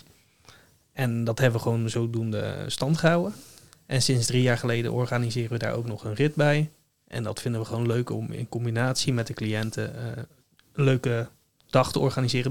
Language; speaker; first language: Dutch; native; Dutch